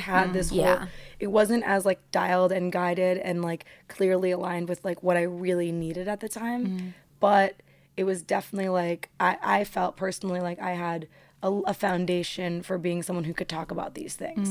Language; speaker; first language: English; native; English